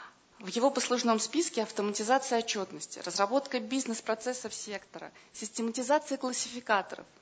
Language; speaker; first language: Russian; native; Russian